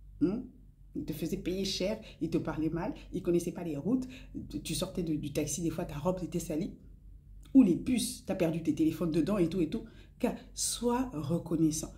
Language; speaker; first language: French; non-native, local second language; Lingala